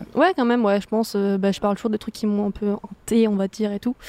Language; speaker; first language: French; native; French